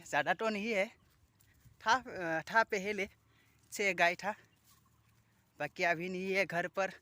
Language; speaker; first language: Hindi; non-native, local second language; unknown